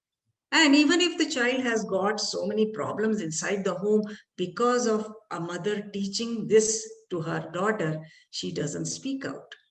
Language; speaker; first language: English; non-native, local second language; Malayalam